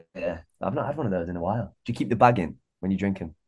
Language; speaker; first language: English; native; English